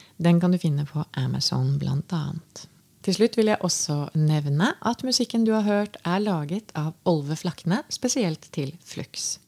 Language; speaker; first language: Norwegian; native; Norwegian